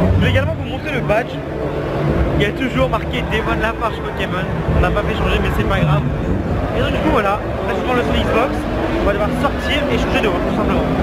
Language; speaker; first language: French; native; French